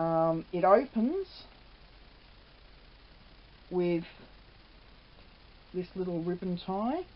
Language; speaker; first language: English; native; English